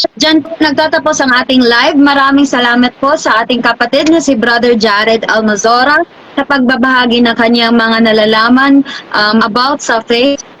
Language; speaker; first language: Filipino; non-native, local second language; Cebuano